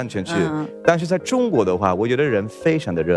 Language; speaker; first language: Chinese; non-native, fluent; Swedish